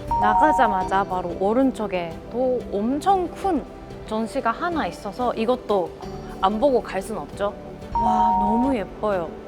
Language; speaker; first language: Korean; non-native, fluent; Japanese